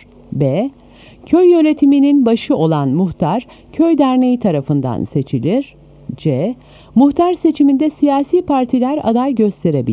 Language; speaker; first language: Turkish; native; Turkish